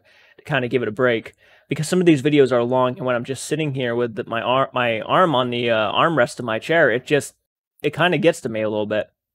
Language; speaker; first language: English; native; English